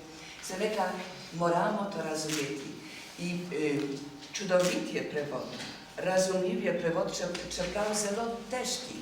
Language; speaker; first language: Slovenian; non-native, learner; Polish